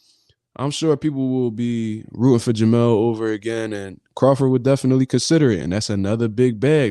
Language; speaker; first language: English; native; English